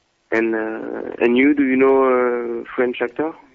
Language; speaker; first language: English; non-native, learner; French